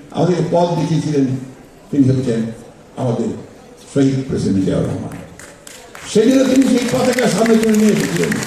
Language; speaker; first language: Bangla; native; Bangla